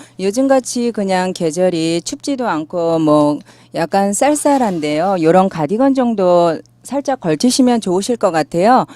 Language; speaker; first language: Korean; native; Korean